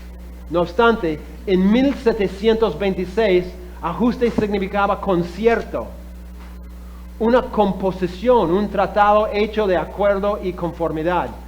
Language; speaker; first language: Spanish; non-native, fluent; English